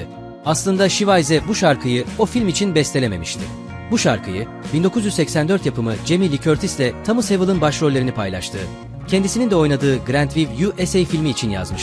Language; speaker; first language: Turkish; native; Turkish